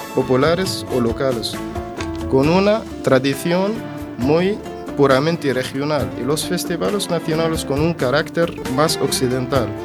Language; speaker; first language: Spanish; non-native, fluent; Arabic